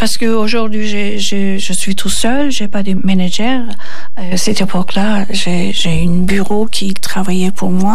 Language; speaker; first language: French; non-native, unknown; Turkish